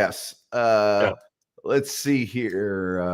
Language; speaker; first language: English; native; English